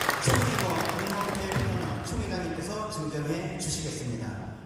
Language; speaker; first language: Korean; native; Korean